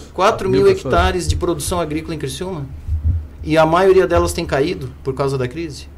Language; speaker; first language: Portuguese; non-native, fluent; German